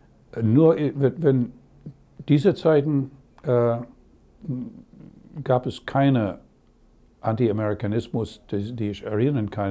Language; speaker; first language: German; non-native, learner; English